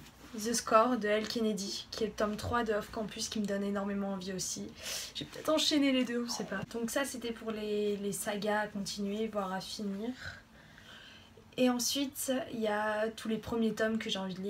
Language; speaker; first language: French; native; French